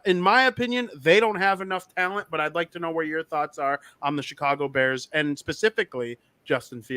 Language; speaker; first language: English; native; English